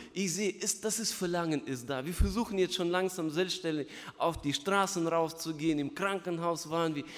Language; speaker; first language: German; non-native, fluent; Russian